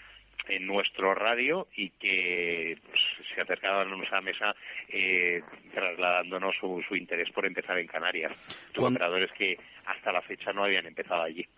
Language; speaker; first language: Spanish; native; Spanish